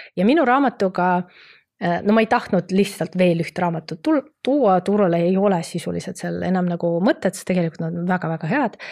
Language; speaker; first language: Estonian; non-native, local second language; Russian